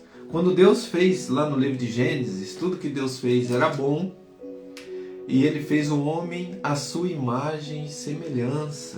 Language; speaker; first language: Portuguese; native; Portuguese